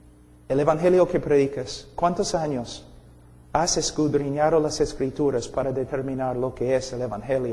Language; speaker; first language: Spanish; non-native, fluent; English